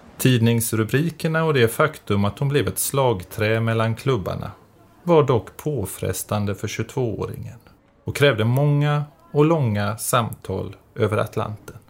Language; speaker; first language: Swedish; native; Swedish